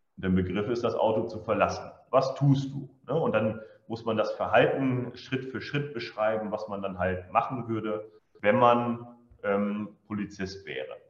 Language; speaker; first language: German; native; German